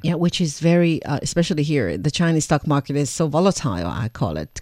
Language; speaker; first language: English; non-native, fluent; Chinese